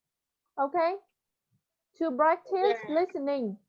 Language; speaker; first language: English; non-native, fluent; Vietnamese